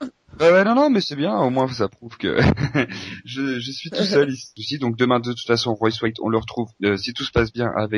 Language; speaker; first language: French; native; French